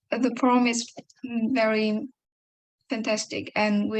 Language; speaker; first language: English; non-native, learner; Vietnamese